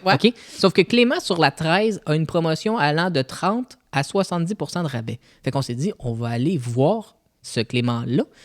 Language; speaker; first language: French; native; French